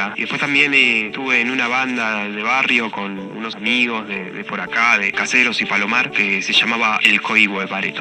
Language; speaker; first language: Spanish; native; Spanish